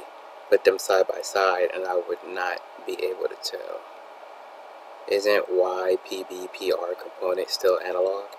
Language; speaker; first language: English; native; English